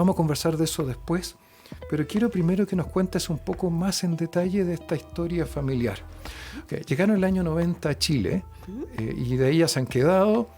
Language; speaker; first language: Spanish; native; Spanish